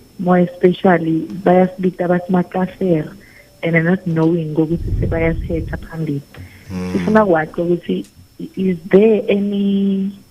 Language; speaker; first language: Zulu; non-native, local second language; Swati